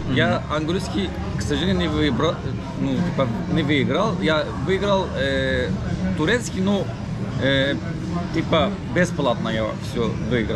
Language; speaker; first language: Russian; non-native, learner; Turkish